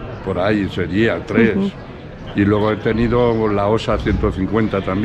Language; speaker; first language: Spanish; native; Spanish